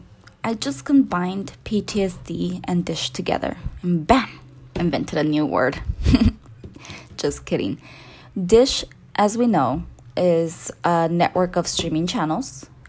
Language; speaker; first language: English; early bilingual, other home language; Spanish